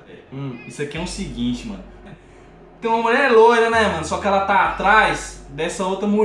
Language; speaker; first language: Portuguese; native; Portuguese